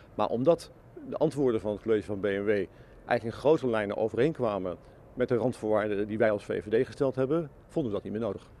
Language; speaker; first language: Dutch; native; Dutch